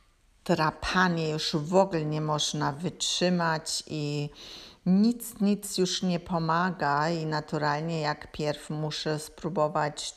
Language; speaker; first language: Polish; non-native, learner; German